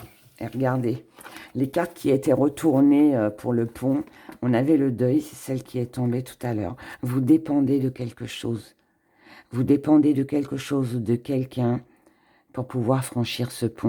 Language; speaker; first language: French; native; French